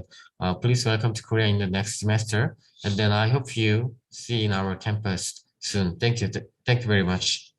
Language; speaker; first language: English; non-native, learner; Korean